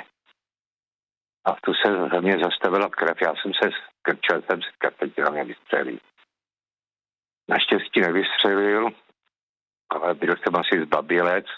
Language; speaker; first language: Czech; native; Czech